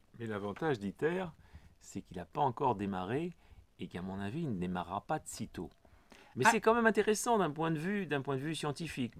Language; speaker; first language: French; native; French